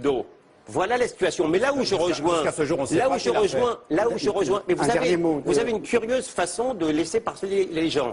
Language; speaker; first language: French; native; French